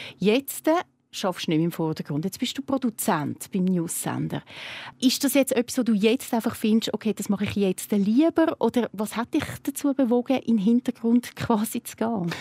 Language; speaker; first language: German; native; German